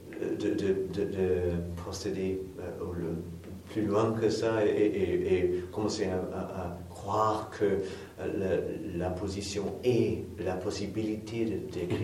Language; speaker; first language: French; non-native, fluent; English